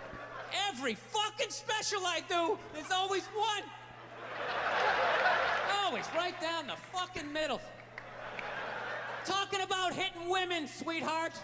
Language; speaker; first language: English; native; English